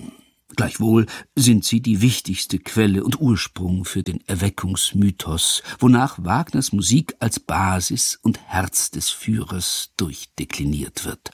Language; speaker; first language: German; native; German